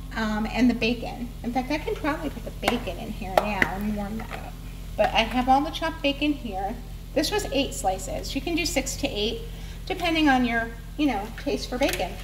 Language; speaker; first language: English; native; English